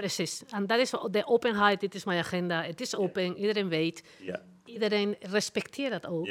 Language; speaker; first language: Dutch; non-native, learner; Spanish